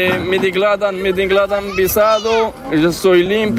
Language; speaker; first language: Spanish; non-native, learner; Arabic